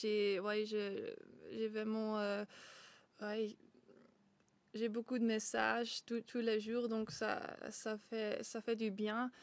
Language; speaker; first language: French; non-native, local second language; Dutch